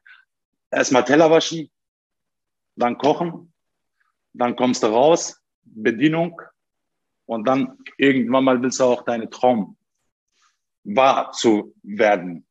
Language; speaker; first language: German; non-native, learner; Turkish